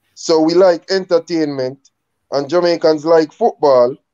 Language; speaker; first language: English; native; English